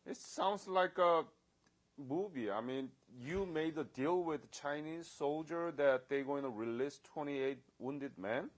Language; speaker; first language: English; non-native, fluent; Korean